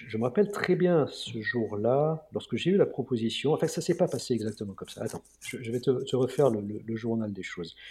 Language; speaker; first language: French; non-native, local second language; Arabic